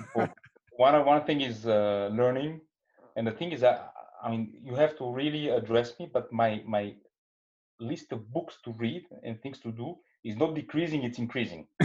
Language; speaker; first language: English; non-native, fluent; Bulgarian